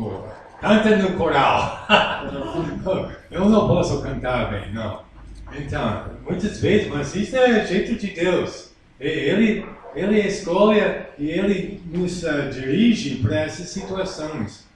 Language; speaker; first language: Portuguese; non-native, fluent; English